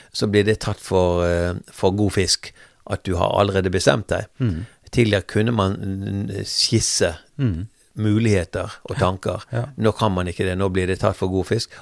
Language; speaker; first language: Norwegian; native; Norwegian